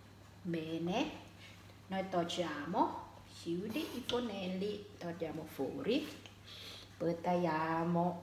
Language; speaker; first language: Italian; non-native, learner; Thai